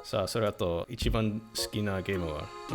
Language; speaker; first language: Japanese; non-native, learner; Estonian